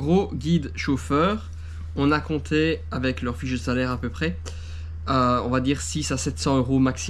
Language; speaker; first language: French; native; French